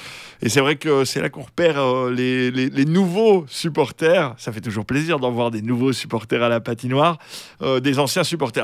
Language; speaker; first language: French; native; French